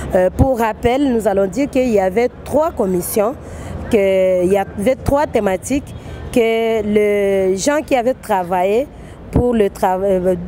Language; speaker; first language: French; non-native, local second language; Swahili